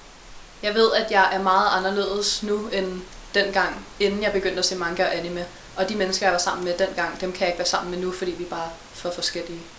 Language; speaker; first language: Danish; native; Danish